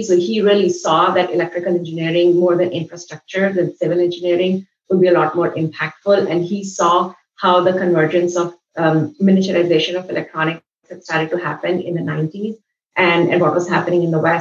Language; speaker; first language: English; non-native, local second language; Hindi